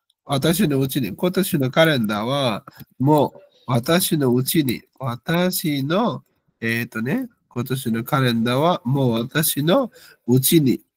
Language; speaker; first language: Japanese; non-native, learner; Bangla